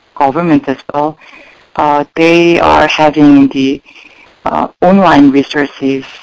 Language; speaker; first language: English; non-native, fluent; Korean